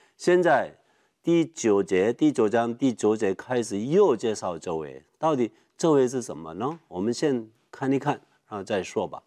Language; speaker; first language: Chinese; non-native, fluent; Korean